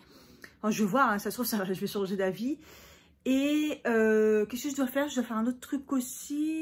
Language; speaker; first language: French; native; French